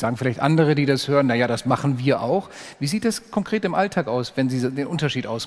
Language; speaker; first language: German; native; German